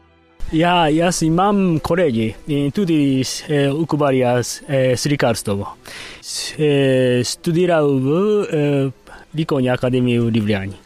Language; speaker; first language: Slovenian; non-native, learner; Japanese